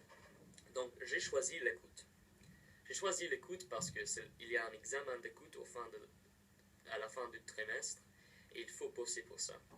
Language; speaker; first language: French; non-native, fluent; English